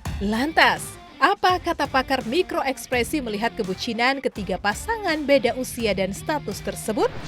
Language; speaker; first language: Indonesian; native; Indonesian